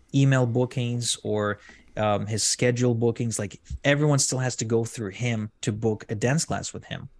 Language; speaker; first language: English; non-native, fluent; Hebrew